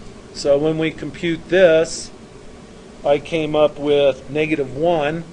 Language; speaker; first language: English; native; English